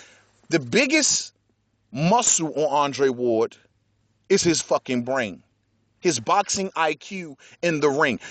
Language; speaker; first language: English; native; English